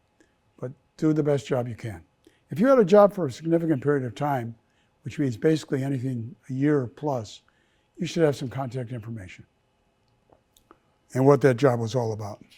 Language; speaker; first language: English; native; English